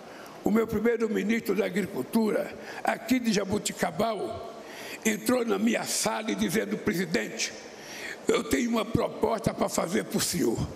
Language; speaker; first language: Portuguese; native; Portuguese